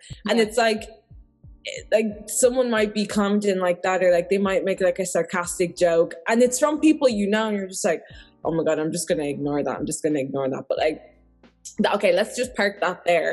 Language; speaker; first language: English; native; English